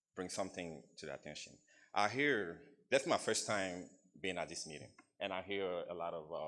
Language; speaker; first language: English; non-native, fluent; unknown